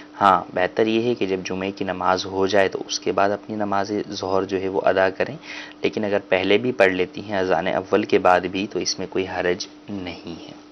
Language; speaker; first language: Urdu; native; Urdu